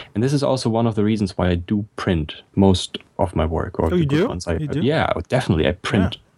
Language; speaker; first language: English; non-native, fluent; German